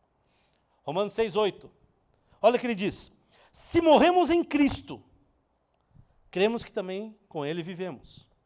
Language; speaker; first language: Portuguese; native; Portuguese